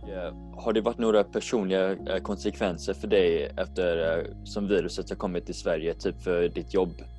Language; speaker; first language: Swedish; non-native, learner; English